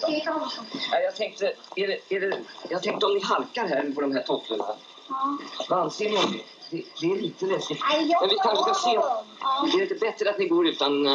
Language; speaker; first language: Swedish; native; Swedish